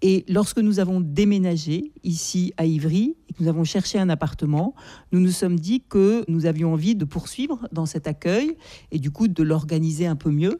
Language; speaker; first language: French; native; French